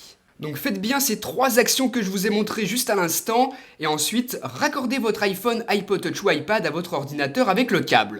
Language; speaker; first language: French; native; French